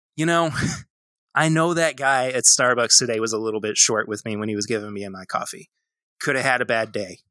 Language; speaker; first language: English; native; English